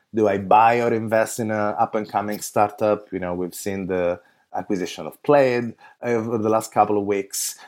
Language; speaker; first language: English; non-native, fluent; Italian